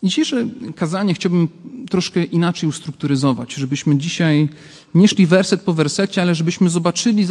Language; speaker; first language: Polish; native; Polish